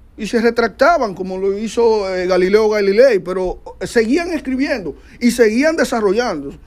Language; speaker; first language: Spanish; native; Spanish